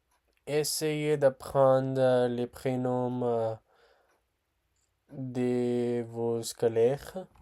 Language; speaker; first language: French; non-native, learner; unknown